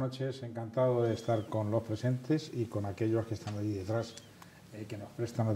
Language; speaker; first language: Spanish; native; Spanish